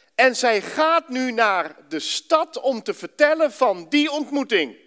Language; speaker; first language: Dutch; native; Dutch